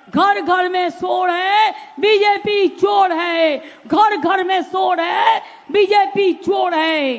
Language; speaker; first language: Hindi; non-native, local second language; Bangla